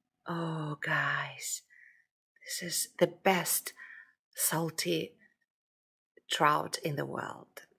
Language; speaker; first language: English; non-native, fluent; Russian